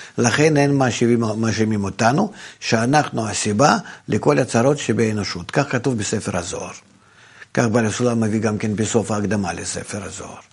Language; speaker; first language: Hebrew; non-native, fluent; Russian